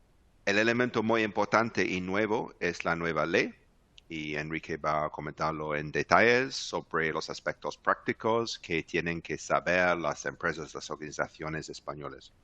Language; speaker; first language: Spanish; non-native, fluent; English